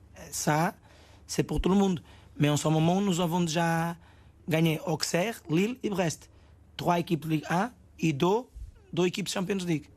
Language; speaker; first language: French; non-native, fluent; Portuguese